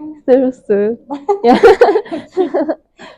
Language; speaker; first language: English; non-native, fluent; Japanese